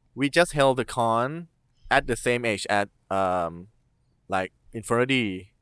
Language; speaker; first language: English; non-native, learner; Thai